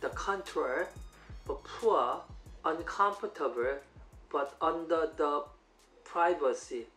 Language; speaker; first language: English; non-native, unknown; Korean